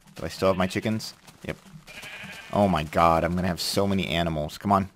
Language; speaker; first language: English; native; English